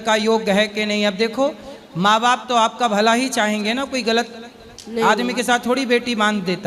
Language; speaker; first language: Hindi; native; Hindi